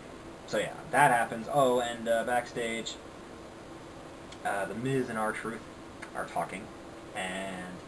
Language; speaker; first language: English; native; English